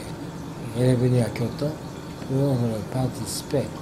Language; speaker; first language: French; non-native, fluent; Japanese